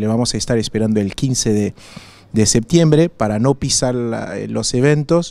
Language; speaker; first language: Spanish; non-native, fluent; Haitian Creole